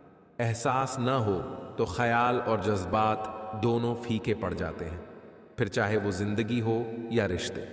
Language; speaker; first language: Hindi; native; Hindi